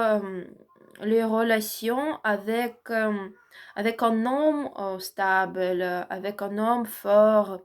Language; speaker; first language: French; non-native, learner; Ukrainian